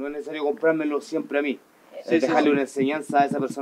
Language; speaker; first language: Spanish; native; Spanish